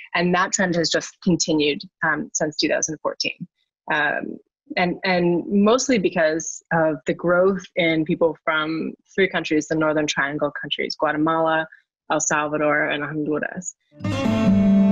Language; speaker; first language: English; native; English